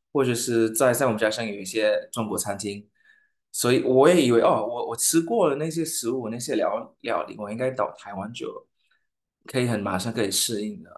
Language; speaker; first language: Chinese; non-native, fluent; English